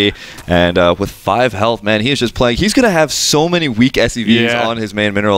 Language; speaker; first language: English; native; English